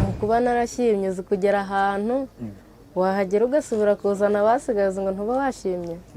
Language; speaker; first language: Kinyarwanda; early bilingual, heritage; Kinyarwanda